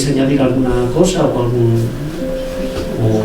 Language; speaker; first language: Spanish; native; Spanish